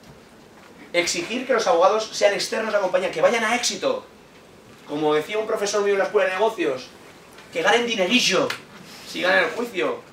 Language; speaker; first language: Spanish; native; Spanish